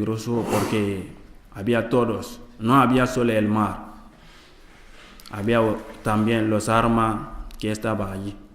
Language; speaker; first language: Spanish; non-native, learner; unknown